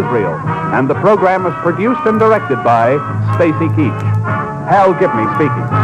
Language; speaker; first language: English; native; English